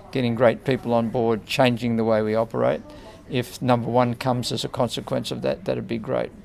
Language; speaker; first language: English; native; English